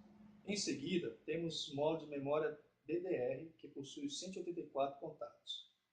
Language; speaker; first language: Portuguese; native; Portuguese